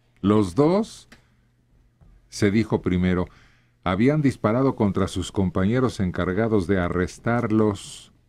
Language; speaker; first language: Spanish; native; Spanish